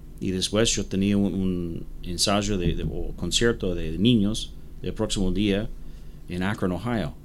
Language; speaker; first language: Spanish; non-native, learner; English